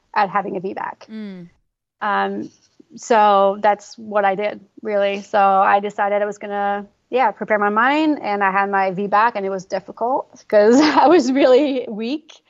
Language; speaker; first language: English; non-native, fluent; French